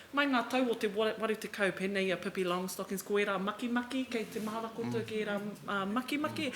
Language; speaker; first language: Māori; non-native, local second language; English